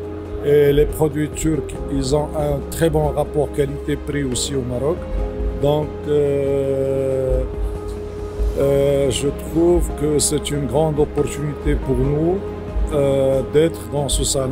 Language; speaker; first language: French; non-native, local second language; Arabic